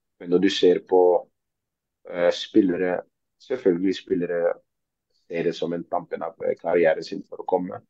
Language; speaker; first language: Norwegian; early bilingual, other home language; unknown